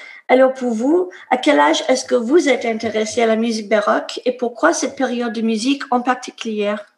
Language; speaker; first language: French; non-native, fluent; English